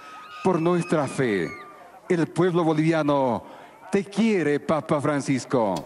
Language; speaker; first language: Spanish; native; Spanish